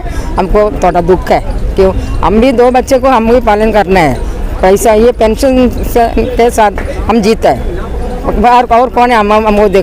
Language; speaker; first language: Hindi; non-native, local second language; Malayalam